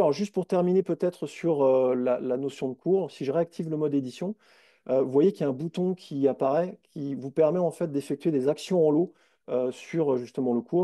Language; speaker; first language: French; native; French